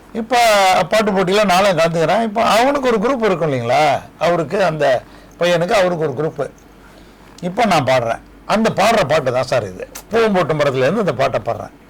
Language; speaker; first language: Tamil; native; Tamil